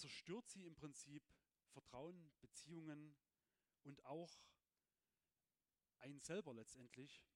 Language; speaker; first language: German; native; German